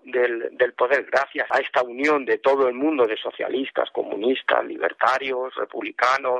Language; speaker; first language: Spanish; native; Spanish